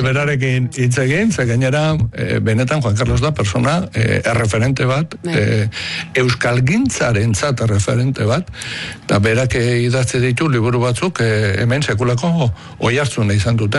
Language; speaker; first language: Basque; native; Basque